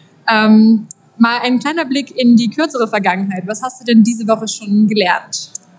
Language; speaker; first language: German; native; German